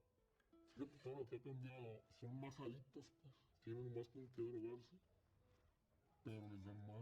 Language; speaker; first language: Spanish; native; Spanish